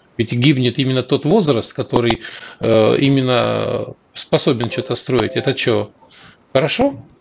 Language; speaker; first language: Russian; native; Russian